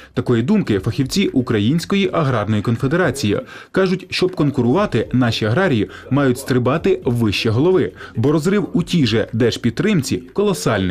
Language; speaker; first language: Ukrainian; native; Ukrainian